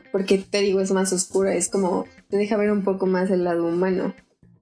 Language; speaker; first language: Spanish; native; Spanish